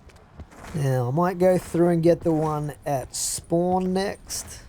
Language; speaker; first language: English; native; English